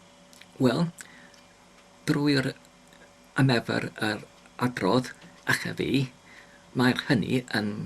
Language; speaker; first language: Welsh; non-native, learner; English